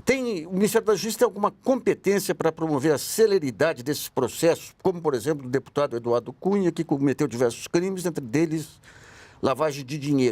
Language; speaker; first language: Portuguese; native; Portuguese